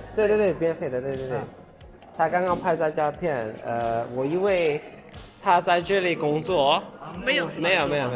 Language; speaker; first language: Chinese; non-native, learner; Turkish